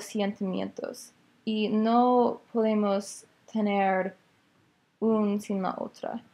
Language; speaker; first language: Spanish; non-native, learner; English